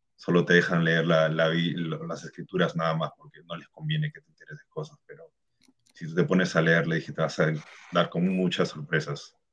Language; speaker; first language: Spanish; native; Spanish